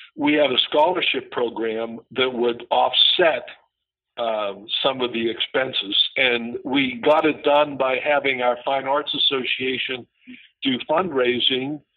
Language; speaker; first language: English; native; English